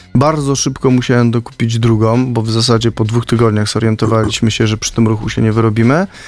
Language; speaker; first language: Polish; native; Polish